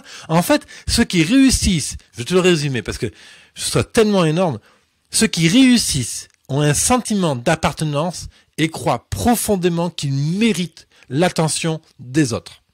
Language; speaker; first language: French; native; French